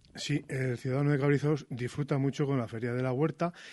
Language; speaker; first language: Spanish; native; Spanish